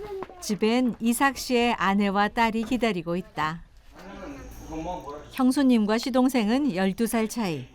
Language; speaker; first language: Korean; native; Korean